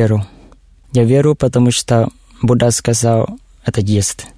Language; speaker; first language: Russian; non-native, learner; Thai